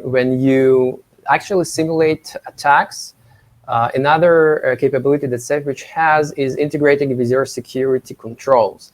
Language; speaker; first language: English; non-native, fluent; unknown